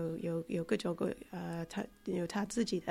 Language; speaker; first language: Chinese; non-native, fluent; English